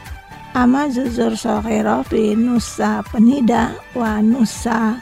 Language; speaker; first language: Arabic; non-native, fluent; Indonesian